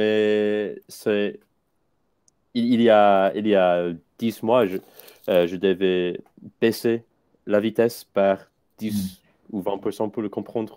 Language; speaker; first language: French; non-native, fluent; English